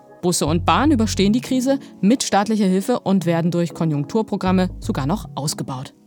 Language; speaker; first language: German; native; German